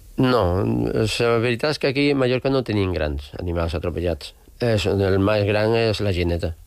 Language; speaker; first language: Catalan; non-native, local second language; Spanish